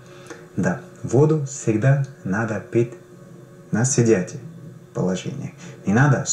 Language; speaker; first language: Russian; non-native, learner; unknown